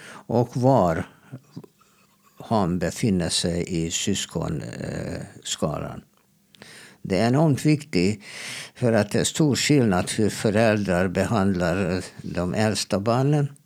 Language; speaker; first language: Swedish; non-native, fluent; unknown